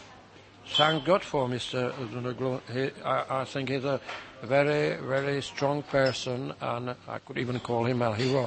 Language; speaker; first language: English; non-native, fluent; Czech